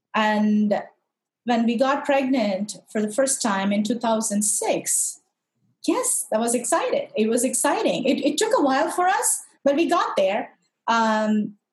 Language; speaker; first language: English; non-native, local second language; Tamil